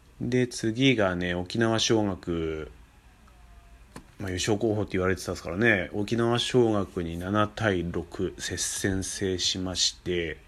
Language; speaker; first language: Japanese; native; Japanese